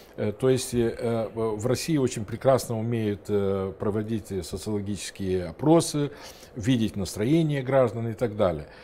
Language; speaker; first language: Russian; non-native, local second language; Romanian